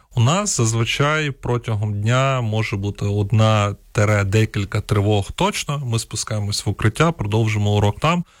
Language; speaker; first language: Ukrainian; non-native, local second language; Russian